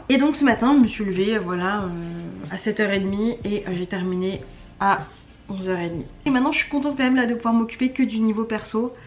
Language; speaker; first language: French; native; French